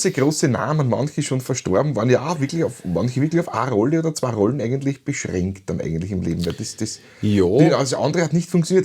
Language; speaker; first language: German; native; German